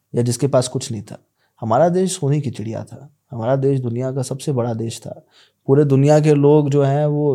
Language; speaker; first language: Hindi; native; Hindi